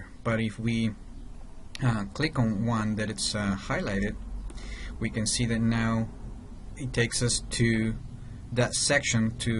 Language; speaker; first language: English; non-native, fluent; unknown